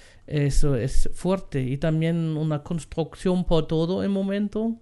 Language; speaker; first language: Spanish; non-native, fluent; German